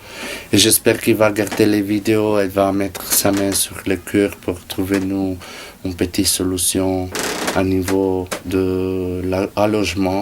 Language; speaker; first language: French; non-native, learner; Italian